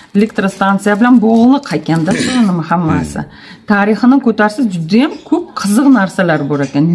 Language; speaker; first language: Uzbek; non-native, local second language; Tatar